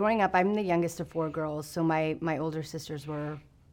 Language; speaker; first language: English; native; English